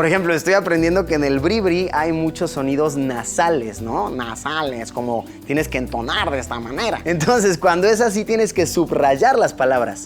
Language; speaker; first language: Spanish; native; Spanish